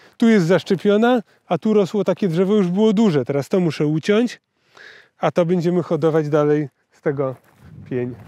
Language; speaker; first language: Polish; native; Polish